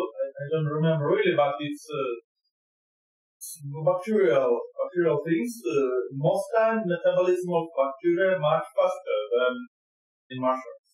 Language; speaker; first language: English; non-native, learner; Russian